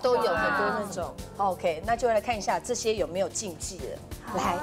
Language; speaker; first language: Chinese; native; Chinese